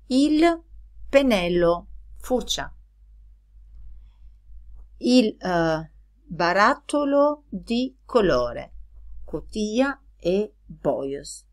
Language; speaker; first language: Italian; non-native, fluent; Albanian